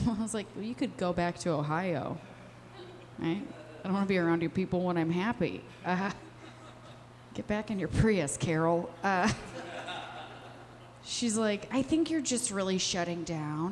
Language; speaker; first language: English; native; English